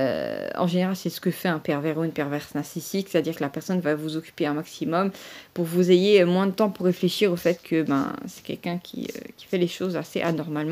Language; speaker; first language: French; native; French